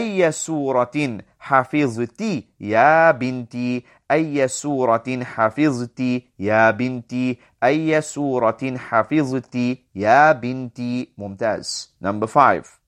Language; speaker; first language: Arabic; non-native, fluent; English